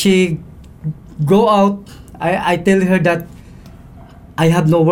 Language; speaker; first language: English; non-native, local second language; Cebuano